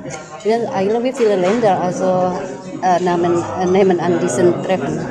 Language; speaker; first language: German; non-native, learner; Indonesian